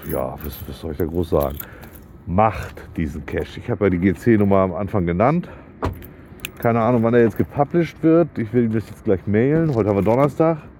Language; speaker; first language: German; native; German